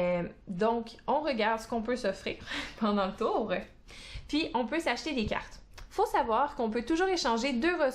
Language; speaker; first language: French; native; French